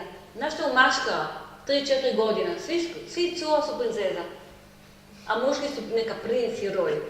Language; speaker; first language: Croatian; non-native, learner; Hebrew